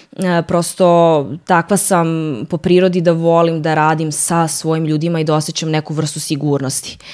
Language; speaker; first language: Serbian; early bilingual, heritage; Serbian